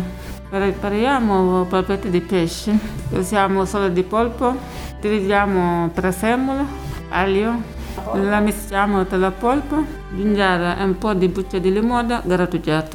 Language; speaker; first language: Italian; non-native, learner; Wolof